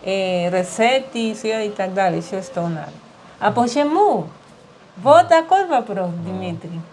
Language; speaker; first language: Russian; non-native, learner; Spanish